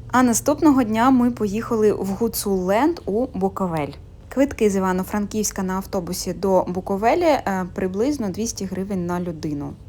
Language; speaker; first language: Ukrainian; non-native, local second language; Russian